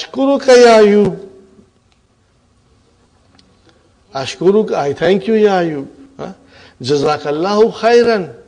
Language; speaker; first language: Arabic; non-native, fluent; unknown